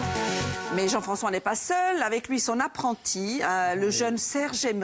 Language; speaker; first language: French; native; French